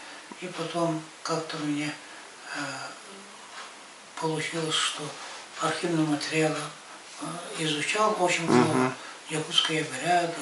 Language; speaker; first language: Russian; non-native, local second language; Yakut